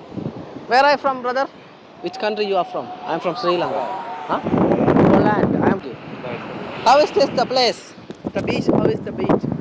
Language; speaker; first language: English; non-native, local second language; Tamil